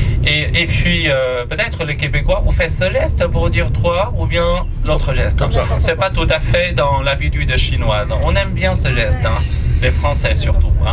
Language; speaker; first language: French; non-native, fluent; Chinese